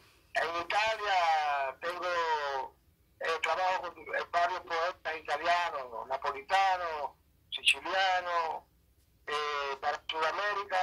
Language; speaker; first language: Spanish; native; Spanish